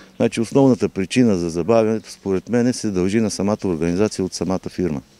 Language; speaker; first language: Bulgarian; native; Bulgarian